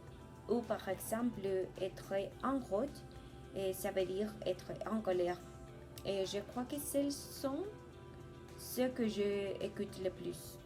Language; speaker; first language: French; non-native, learner; Spanish